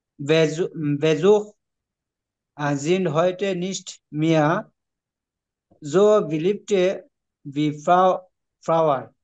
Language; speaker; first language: German; non-native, learner; Bangla